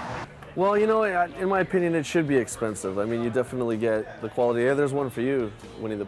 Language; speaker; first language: English; native; English